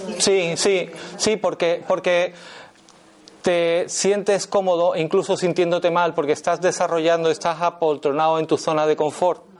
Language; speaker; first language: Spanish; native; Spanish